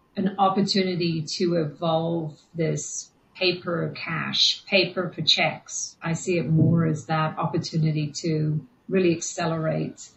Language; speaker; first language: English; native; English